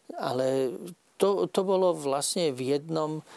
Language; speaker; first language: Slovak; native; Slovak